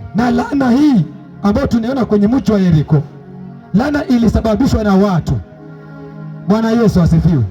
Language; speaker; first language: Swahili; native; Swahili